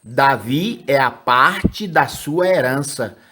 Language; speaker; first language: Portuguese; native; Portuguese